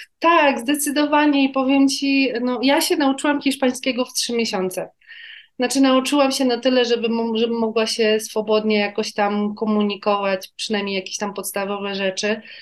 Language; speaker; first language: Polish; native; Polish